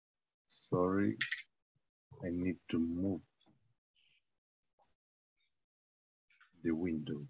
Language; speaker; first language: English; non-native, learner; Spanish